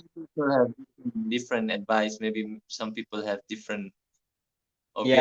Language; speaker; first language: English; non-native, fluent; Malay